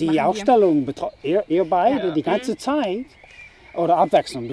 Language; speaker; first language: German; non-native, fluent; English